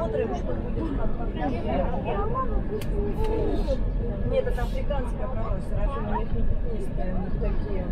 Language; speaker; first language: Russian; native; Russian